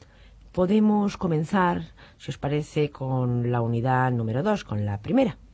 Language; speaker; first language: Spanish; native; Spanish